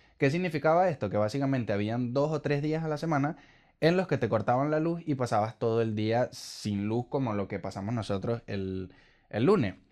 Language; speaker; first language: Spanish; native; Spanish